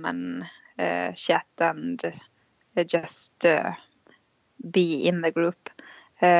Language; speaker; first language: English; non-native, fluent; Swedish